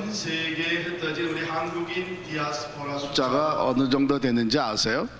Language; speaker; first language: Korean; native; Korean